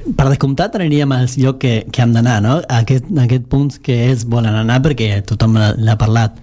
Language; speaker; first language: Catalan; non-native, fluent; Spanish